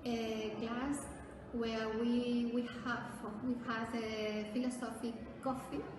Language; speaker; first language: English; non-native, learner; Spanish